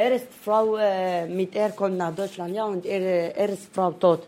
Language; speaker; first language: German; non-native, learner; Arabic